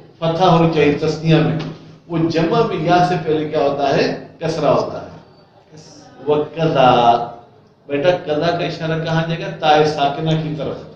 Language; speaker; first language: Urdu; non-native, local second language; Sindhi